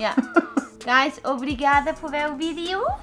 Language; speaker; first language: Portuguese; non-native, learner; Danish